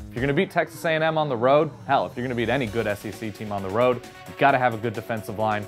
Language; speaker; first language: English; native; English